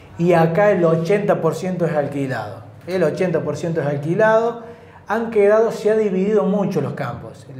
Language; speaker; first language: Spanish; native; Spanish